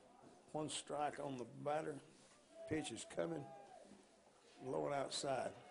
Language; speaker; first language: English; native; English